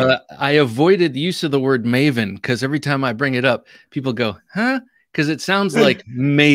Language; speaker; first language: English; native; English